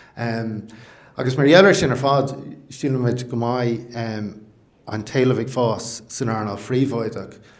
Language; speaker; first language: Irish; non-native, local second language; English